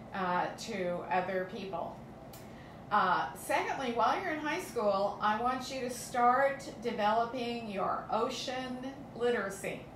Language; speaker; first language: English; native; English